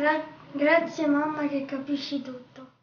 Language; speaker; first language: Italian; early bilingual, other home language; Russian